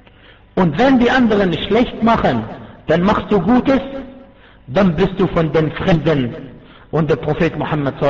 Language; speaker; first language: German; non-native, fluent; Arabic